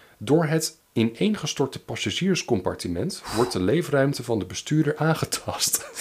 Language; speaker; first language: Dutch; native; Dutch